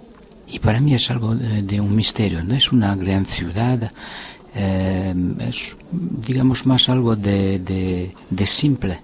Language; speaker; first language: Spanish; non-native, fluent; French